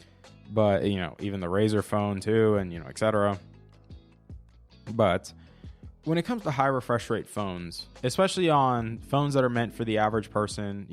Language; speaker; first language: English; native; English